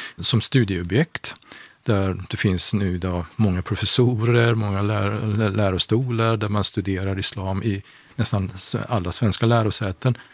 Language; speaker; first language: Swedish; non-native, fluent; Persian